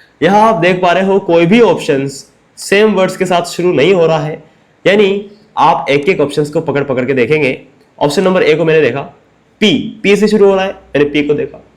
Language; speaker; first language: Hindi; native; Hindi